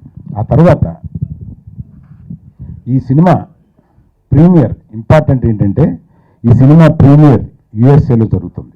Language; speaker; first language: Telugu; native; Telugu